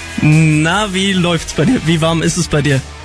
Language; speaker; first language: German; native; German